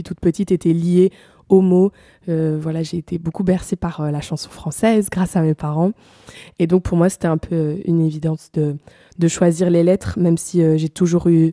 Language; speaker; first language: French; native; French